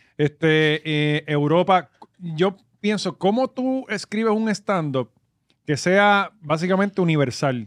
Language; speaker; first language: Spanish; native; Spanish